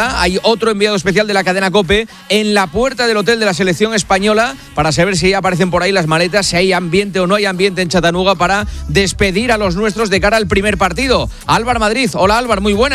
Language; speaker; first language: Spanish; native; Spanish